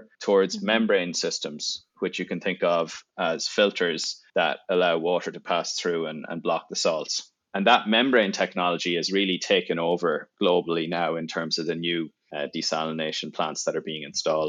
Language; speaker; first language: English; native; English